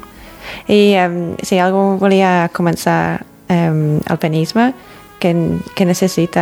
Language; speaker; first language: Catalan; non-native, fluent; English